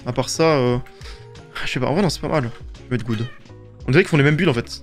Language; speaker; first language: French; native; French